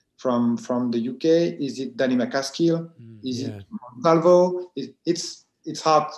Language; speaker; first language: English; non-native, fluent; French